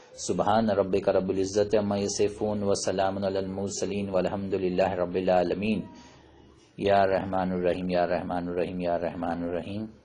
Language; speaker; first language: Urdu; native; Urdu